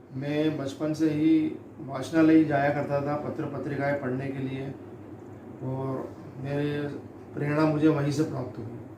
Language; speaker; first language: Hindi; native; Hindi